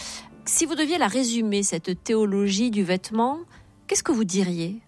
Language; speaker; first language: French; native; French